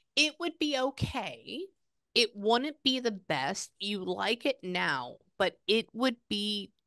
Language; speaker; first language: English; native; English